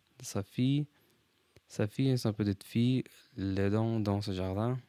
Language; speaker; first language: French; non-native, learner; English